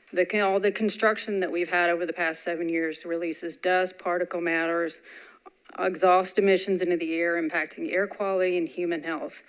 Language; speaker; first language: English; native; English